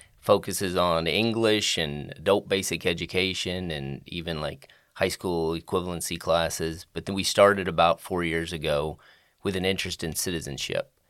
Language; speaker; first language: English; native; English